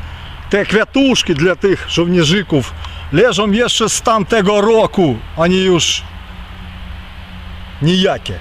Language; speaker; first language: Polish; early bilingual, heritage; Ukrainian